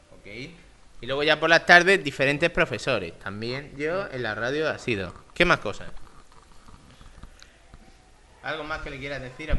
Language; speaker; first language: Spanish; native; Spanish